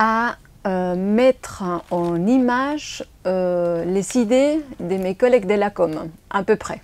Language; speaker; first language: French; non-native, fluent; Spanish